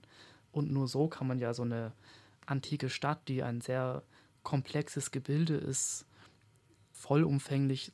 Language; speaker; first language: German; native; German